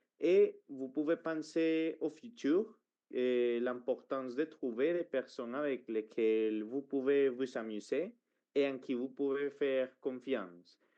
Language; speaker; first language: French; non-native, fluent; Spanish